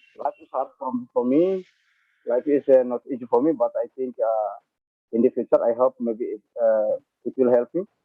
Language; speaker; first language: English; non-native, learner; Indonesian